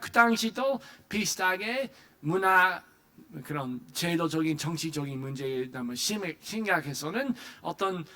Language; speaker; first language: Korean; non-native, fluent; English